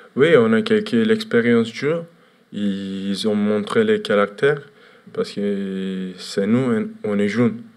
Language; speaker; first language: French; non-native, learner; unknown